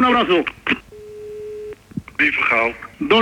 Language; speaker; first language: Spanish; native; Spanish